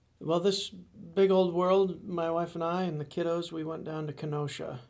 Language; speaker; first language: English; native; English